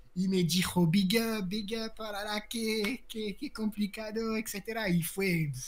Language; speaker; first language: Spanish; non-native, fluent; French